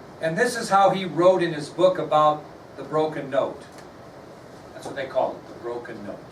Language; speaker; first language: English; native; English